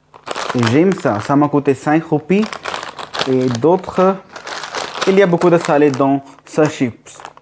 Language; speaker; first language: French; non-native, learner; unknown